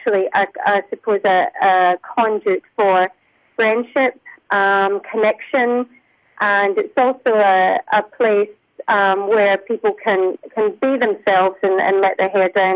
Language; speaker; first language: English; native; English